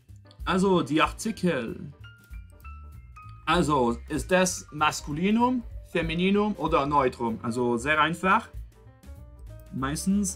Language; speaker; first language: German; non-native, fluent; French